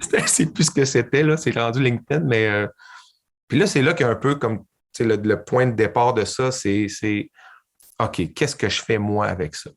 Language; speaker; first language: French; native; French